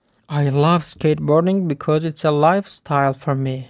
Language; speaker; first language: English; non-native, fluent; Turkish